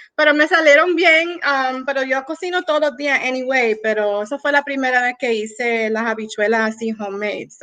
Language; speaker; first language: Spanish; early bilingual, heritage; Spanish